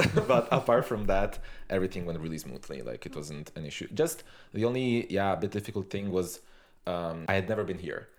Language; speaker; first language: English; non-native, fluent; Italian